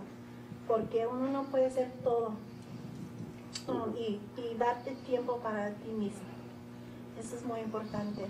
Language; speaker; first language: Spanish; early bilingual, heritage; Spanish